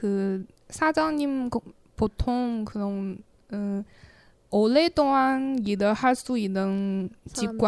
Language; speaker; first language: Korean; non-native, learner; Chinese